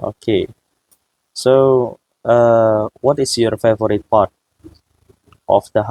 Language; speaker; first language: English; non-native, fluent; Indonesian